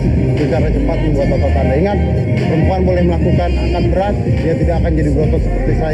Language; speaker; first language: Indonesian; native; Indonesian